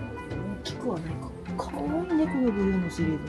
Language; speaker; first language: Japanese; native; Japanese